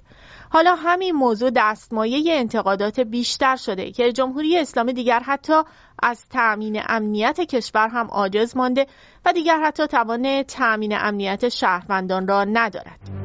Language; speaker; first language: Persian; native; Persian